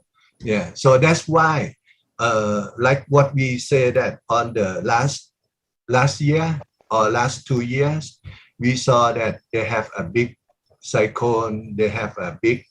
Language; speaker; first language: English; non-native, learner; Thai